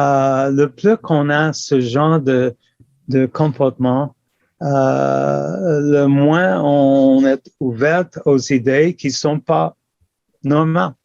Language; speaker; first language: French; non-native, local second language; English